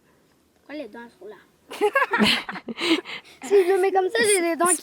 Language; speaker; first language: French; early bilingual, heritage; French